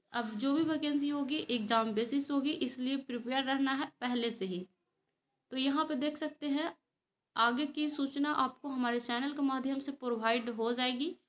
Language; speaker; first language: Hindi; native; Hindi